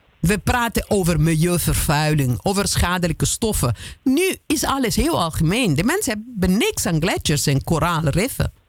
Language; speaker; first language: Dutch; non-native, fluent; Italian